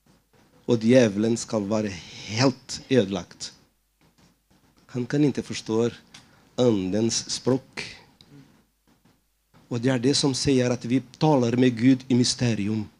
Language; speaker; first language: Swedish; non-native, fluent; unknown